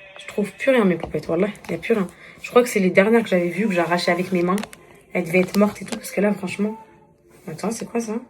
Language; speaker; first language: French; non-native, local second language; Arabic